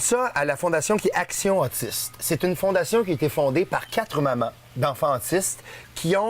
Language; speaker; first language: French; native; French